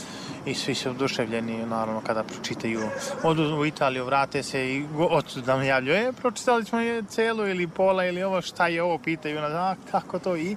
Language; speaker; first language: Serbian; native; Serbian